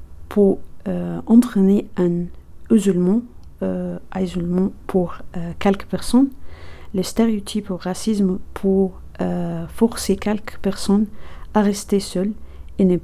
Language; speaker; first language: French; non-native, learner; Arabic